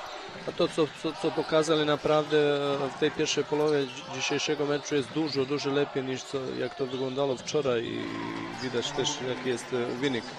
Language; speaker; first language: Polish; non-native, fluent; Bosnian